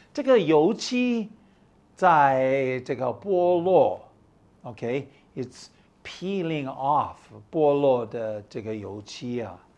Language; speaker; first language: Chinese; non-native, fluent; English